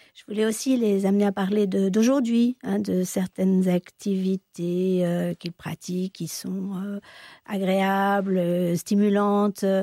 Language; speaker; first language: French; native; French